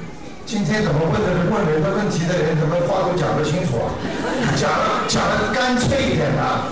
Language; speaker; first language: Chinese; native; Chinese